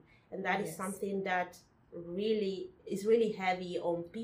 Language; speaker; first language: English; non-native, fluent; Spanish